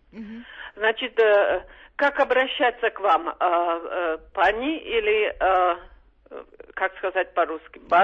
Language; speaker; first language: Russian; non-native, fluent; Czech